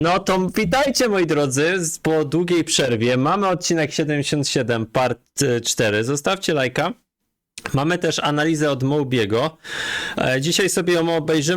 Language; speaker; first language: Polish; native; Polish